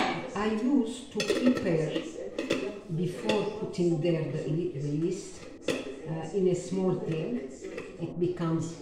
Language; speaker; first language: English; non-native, learner; Arabic